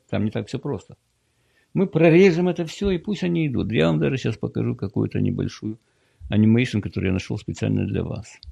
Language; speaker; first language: Russian; native; Russian